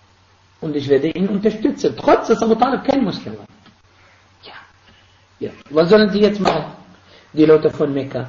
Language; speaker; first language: German; non-native, fluent; Arabic